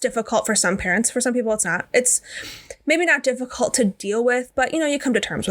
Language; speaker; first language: English; native; English